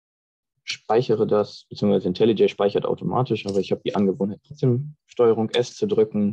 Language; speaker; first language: German; native; German